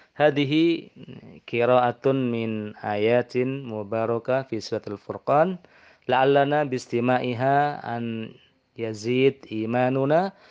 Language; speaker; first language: Arabic; non-native, fluent; Indonesian